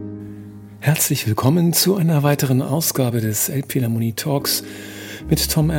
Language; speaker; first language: German; native; German